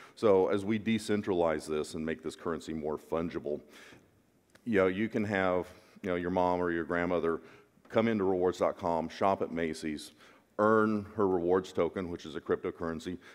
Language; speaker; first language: English; native; English